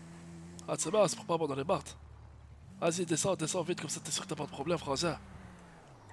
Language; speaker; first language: French; native; French